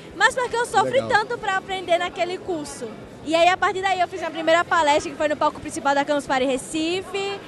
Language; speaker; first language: Portuguese; native; Portuguese